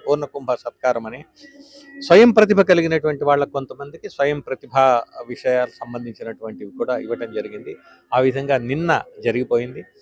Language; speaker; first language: Telugu; native; Telugu